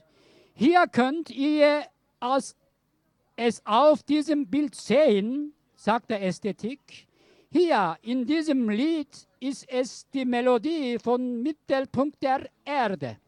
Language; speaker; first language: German; non-native, learner; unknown